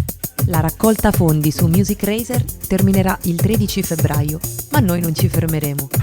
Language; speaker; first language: Italian; native; Italian